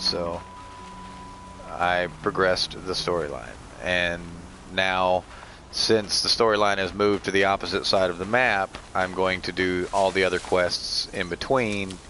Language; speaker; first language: English; native; English